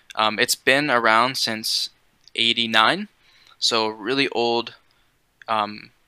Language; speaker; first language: English; native; English